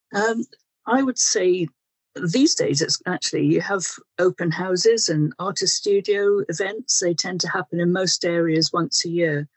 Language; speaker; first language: English; native; English